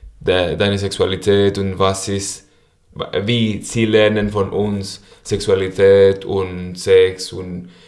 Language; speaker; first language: German; non-native, learner; Spanish